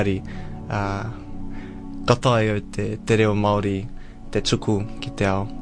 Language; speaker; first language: Māori; non-native, local second language; English